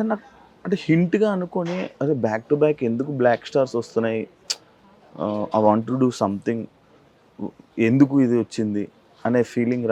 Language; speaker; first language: Telugu; native; Telugu